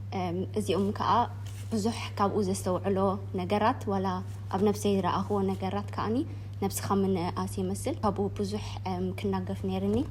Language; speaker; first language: Tigrinya; early bilingual, heritage; Tigrinya